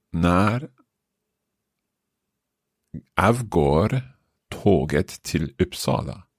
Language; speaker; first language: Swedish; non-native, learner; English